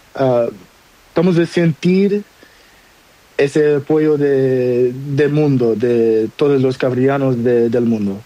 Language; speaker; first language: Spanish; non-native, learner; Portuguese